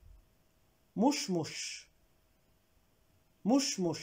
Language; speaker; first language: Arabic; non-native, local second language; Kurdish